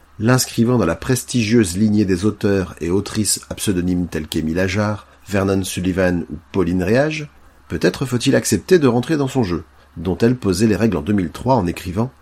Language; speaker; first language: French; native; French